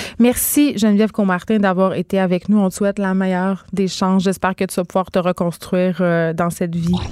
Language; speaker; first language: French; native; French